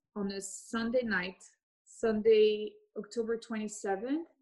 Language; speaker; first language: English; early bilingual, other home language; French